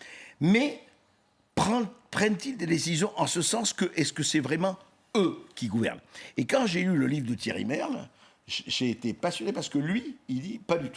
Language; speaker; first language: French; native; French